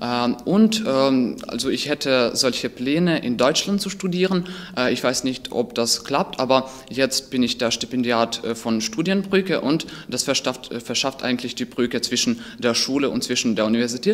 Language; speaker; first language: German; non-native, fluent; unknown